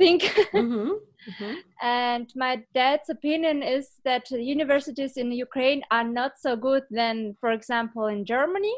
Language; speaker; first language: English; non-native, fluent; Ukrainian